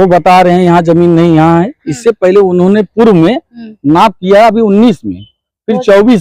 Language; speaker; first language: Hindi; native; Hindi